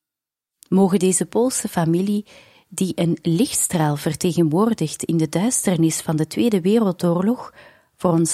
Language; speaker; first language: Dutch; native; Dutch